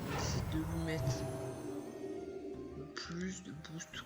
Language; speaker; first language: French; native; French